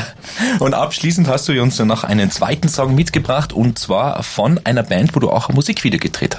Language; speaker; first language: German; native; German